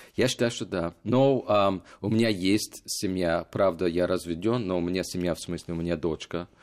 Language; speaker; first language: Russian; non-native, fluent; English